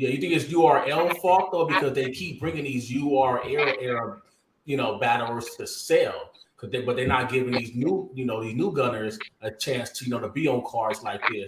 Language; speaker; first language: English; native; English